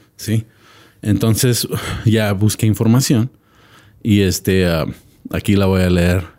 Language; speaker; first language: Spanish; early bilingual, heritage; Spanish